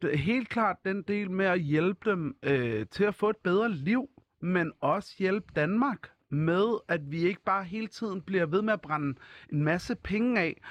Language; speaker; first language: Danish; early bilingual, other home language; Arabic